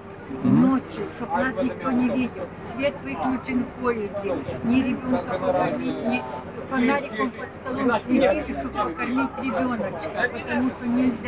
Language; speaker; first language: Russian; native; Russian